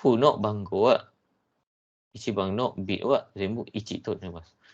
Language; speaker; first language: Japanese; non-native, fluent; Malay